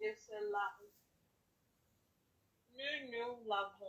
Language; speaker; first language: French; non-native, learner; English